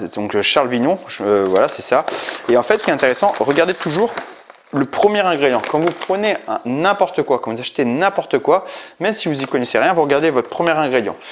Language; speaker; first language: French; native; French